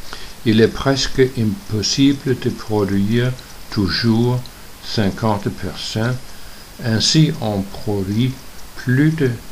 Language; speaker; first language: French; non-native, learner; Danish